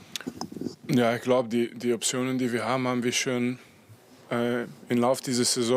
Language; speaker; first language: German; non-native, fluent; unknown